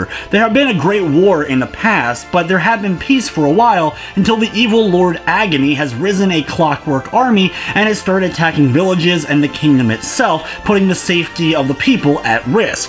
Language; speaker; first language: English; native; English